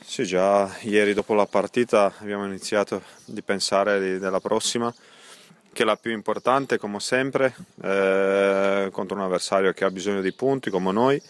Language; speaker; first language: Italian; non-native, fluent; Croatian